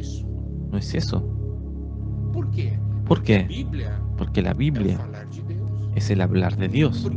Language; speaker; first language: Spanish; non-native, fluent; Portuguese